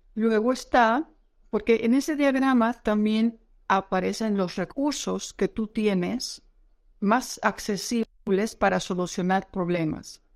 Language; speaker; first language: Spanish; non-native, fluent; Dutch